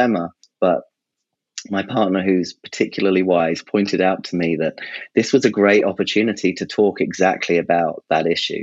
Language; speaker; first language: English; native; English